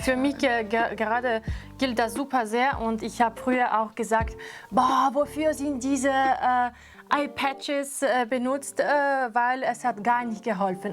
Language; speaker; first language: German; non-native, fluent; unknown